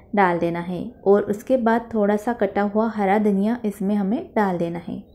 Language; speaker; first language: Hindi; non-native, local second language; Marathi